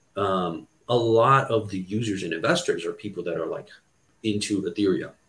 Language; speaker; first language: English; non-native, fluent; Portuguese